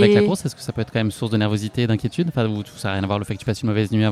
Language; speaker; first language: French; native; French